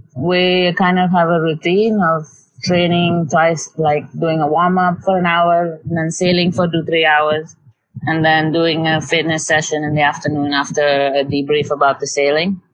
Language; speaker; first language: English; non-native, local second language; Tamil